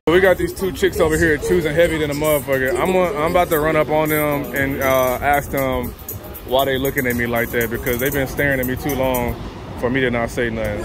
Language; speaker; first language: English; native; English